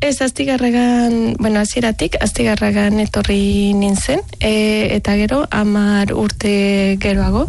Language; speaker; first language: Basque; non-native, learner; Spanish